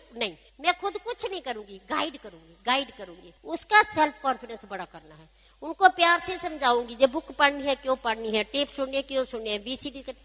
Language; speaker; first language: Hindi; non-native, local second language; Punjabi